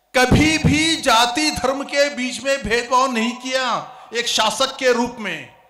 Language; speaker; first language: Hindi; non-native, local second language; Marathi